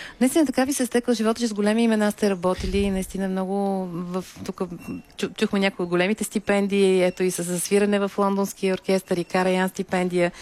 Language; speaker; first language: Bulgarian; native; Bulgarian